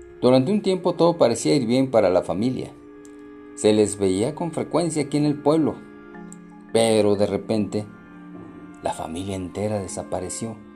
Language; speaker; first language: Spanish; native; Spanish